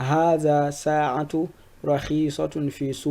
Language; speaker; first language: Arabic; non-native, fluent; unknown